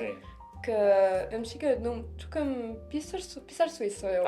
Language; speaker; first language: Korean; non-native, learner; French